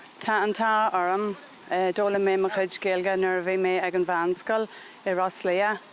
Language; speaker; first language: Irish; non-native, local second language; English